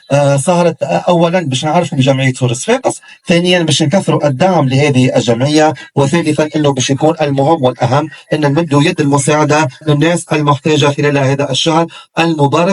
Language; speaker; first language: Arabic; native; Arabic